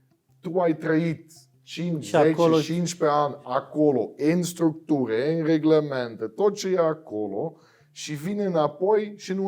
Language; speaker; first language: Romanian; non-native, fluent; Dutch